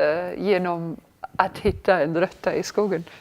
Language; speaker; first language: Swedish; non-native, fluent; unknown